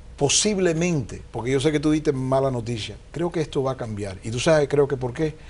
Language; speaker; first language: Spanish; early bilingual, heritage; Spanish